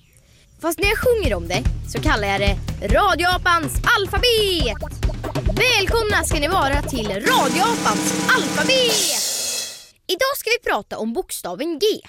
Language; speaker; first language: Swedish; native; Swedish